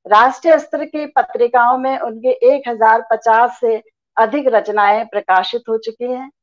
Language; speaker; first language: Hindi; native; Hindi